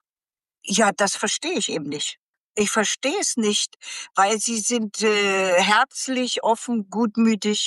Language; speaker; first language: German; native; German